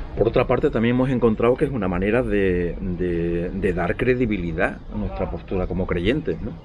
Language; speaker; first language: Spanish; native; Spanish